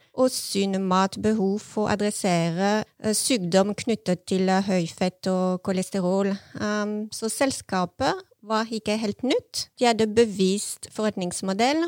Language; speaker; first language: Norwegian; non-native, fluent; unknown